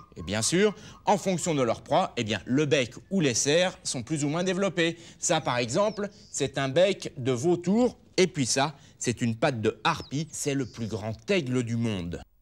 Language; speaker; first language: French; native; French